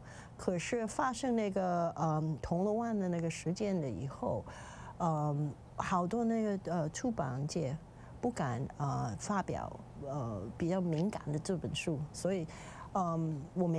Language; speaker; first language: Chinese; non-native, fluent; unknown